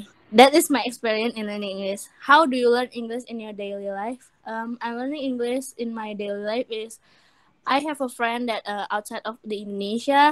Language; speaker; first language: English; non-native, learner; Indonesian